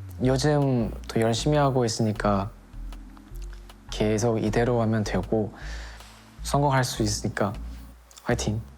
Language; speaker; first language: Korean; non-native, fluent; Thai